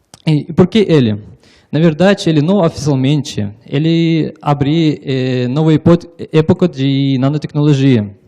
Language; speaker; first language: Portuguese; non-native, learner; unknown